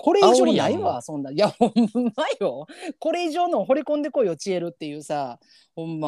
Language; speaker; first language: Japanese; native; Japanese